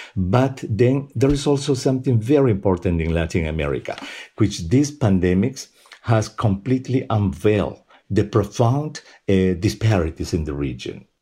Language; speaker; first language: English; non-native, fluent; Spanish